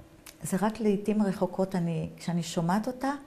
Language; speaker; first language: Hebrew; non-native, fluent; German